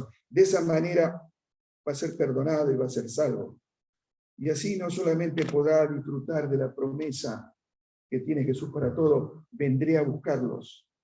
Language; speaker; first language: Spanish; native; Spanish